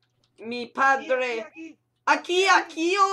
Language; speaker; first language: Spanish; non-native, learner; English